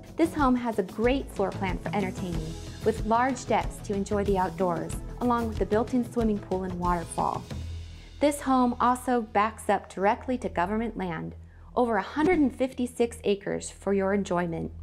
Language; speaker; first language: English; native; English